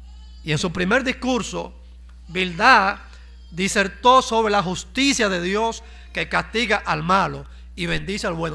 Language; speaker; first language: Spanish; native; Spanish